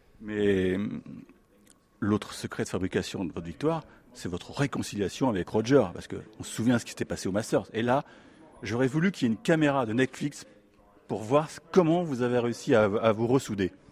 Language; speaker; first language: French; native; French